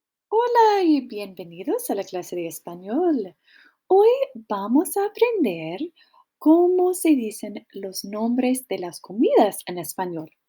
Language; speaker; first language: Spanish; non-native, fluent; English